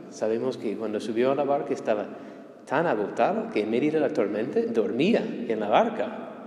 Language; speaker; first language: Spanish; non-native, fluent; English